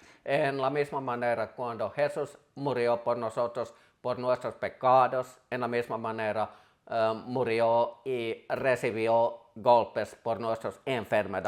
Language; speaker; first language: Spanish; non-native, fluent; Finnish